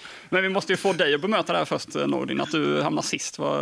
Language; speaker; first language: Swedish; native; Swedish